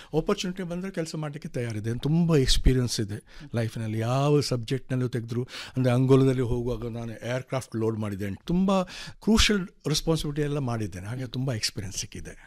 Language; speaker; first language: Kannada; non-native, local second language; Konkani